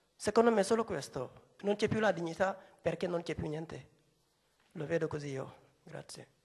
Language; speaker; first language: Italian; non-native, fluent; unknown